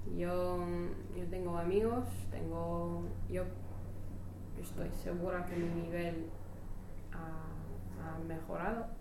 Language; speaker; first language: Spanish; non-native, learner; French